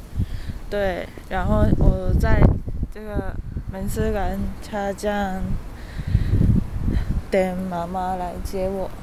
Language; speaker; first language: Chinese; early bilingual, heritage; Chinese